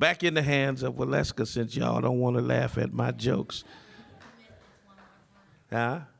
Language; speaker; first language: English; native; English